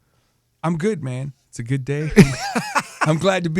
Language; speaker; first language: English; native; English